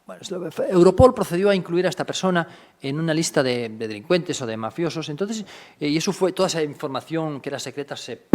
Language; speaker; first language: Spanish; native; Spanish